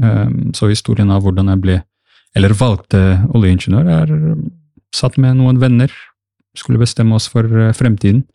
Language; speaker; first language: Norwegian; early bilingual, other home language; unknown